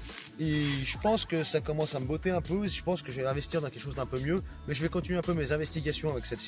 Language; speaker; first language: French; native; French